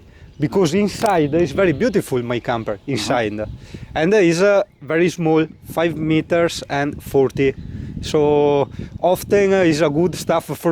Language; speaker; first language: English; non-native, learner; Italian